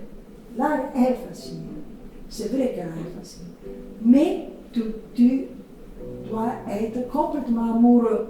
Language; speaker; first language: French; non-native, fluent; Italian